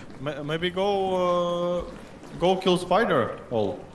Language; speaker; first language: English; non-native, learner; Ukrainian